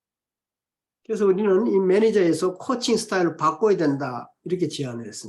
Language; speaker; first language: Korean; native; Korean